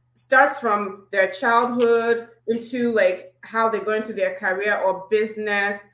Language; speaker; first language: English; non-native, local second language; Igbo